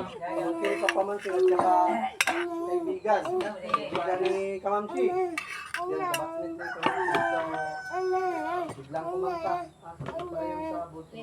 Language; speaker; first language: Filipino; non-native, local second language; Cebuano